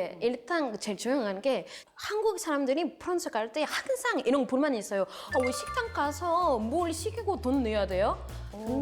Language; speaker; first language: Korean; non-native, fluent; French